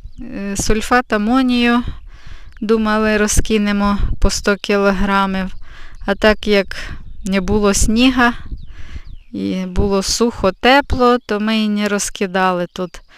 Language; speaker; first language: Ukrainian; native; Ukrainian